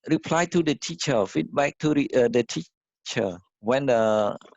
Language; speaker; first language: English; non-native, learner; Khmer